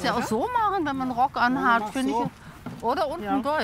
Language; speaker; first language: German; native; German